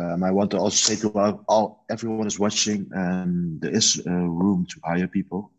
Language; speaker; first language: English; non-native, learner; Dutch